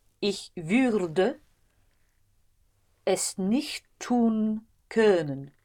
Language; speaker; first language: German; non-native, learner; English